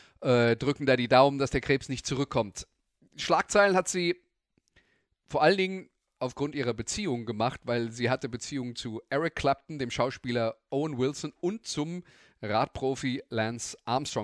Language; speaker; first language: German; native; German